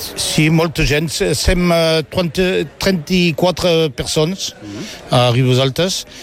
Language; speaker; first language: Catalan; non-native, local second language; French